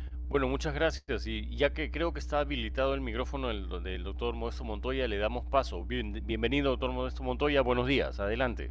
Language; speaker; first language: Spanish; native; Spanish